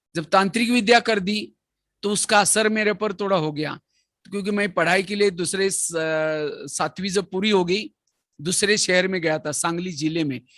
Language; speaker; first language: Hindi; non-native, local second language; Marathi